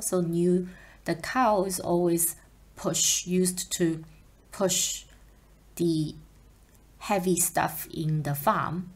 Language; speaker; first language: English; non-native, fluent; Chinese